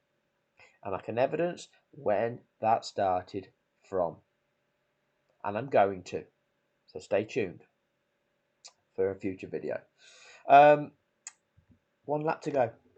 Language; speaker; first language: English; native; English